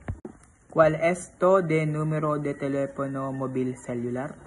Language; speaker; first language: Spanish; non-native, learner; Filipino